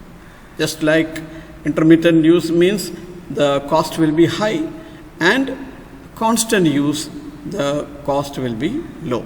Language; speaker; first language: English; non-native, local second language; Malayalam